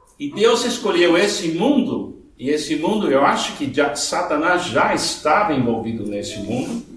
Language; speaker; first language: Portuguese; non-native, fluent; English